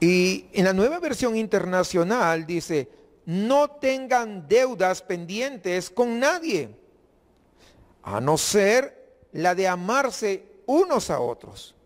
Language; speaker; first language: Spanish; native; Spanish